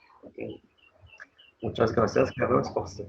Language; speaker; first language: Spanish; non-native, fluent; French